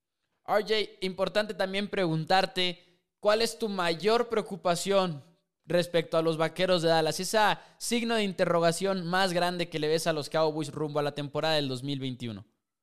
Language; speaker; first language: Spanish; native; Spanish